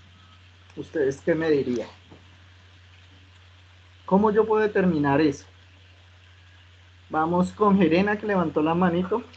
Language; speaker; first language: Spanish; native; Spanish